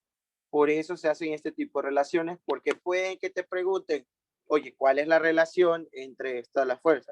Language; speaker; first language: Spanish; native; Spanish